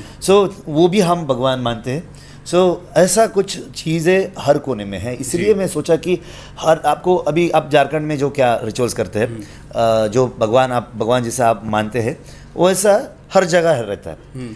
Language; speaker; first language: Hindi; non-native, local second language; Kannada